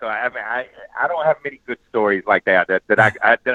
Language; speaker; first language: English; native; English